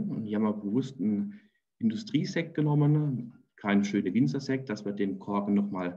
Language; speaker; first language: German; native; German